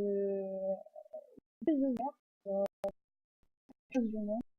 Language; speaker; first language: French; non-native, fluent; Portuguese